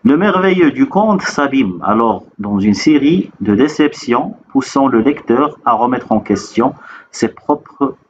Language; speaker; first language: French; non-native, local second language; Arabic